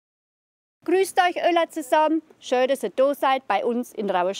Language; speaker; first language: German; native; German